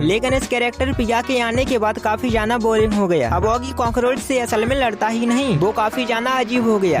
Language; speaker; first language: Hindi; native; Hindi